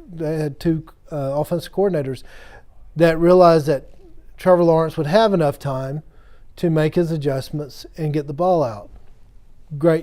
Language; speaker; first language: English; native; English